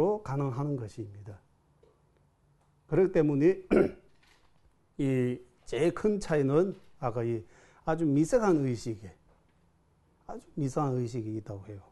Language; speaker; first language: Korean; non-native, fluent; Tibetan